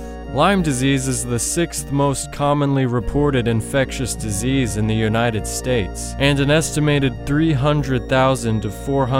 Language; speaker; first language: English; native; English